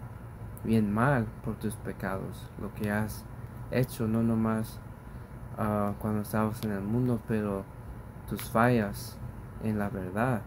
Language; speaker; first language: Spanish; early bilingual, heritage; Spanish